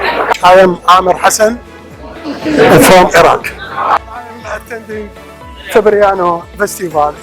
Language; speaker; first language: English; non-native, learner; Arabic